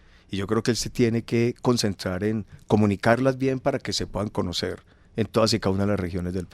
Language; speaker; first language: Spanish; native; Spanish